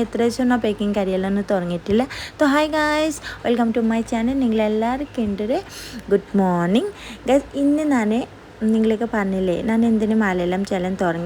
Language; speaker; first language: Malayalam; non-native, local second language; Assamese